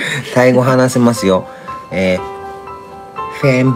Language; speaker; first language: Japanese; native; Japanese